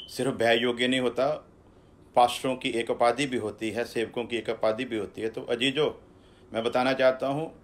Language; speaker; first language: Hindi; non-native, local second language; Punjabi